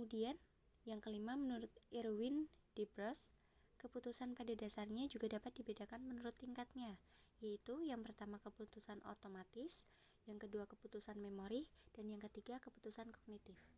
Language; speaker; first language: Indonesian; native; Indonesian